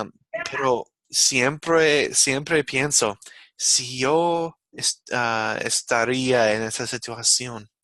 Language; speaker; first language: Spanish; non-native, fluent; English